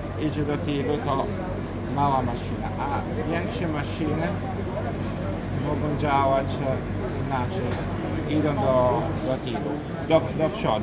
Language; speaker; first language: Polish; non-native, learner; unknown